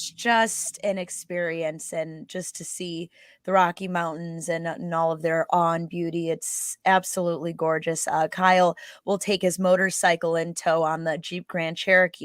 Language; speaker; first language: English; native; English